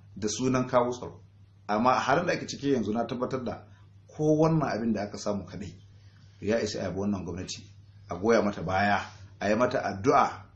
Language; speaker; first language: Hausa; native; Hausa